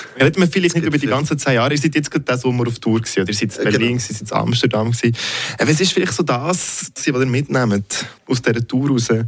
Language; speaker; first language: German; native; German